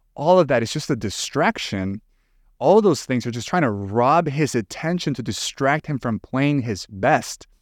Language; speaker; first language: English; non-native, fluent; Spanish